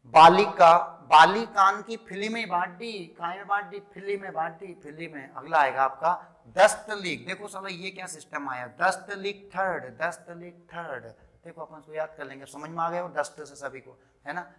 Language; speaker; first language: Hindi; non-native, local second language; Rajasthani